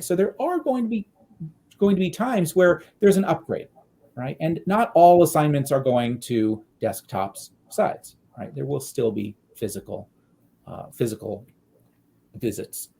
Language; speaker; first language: English; native; English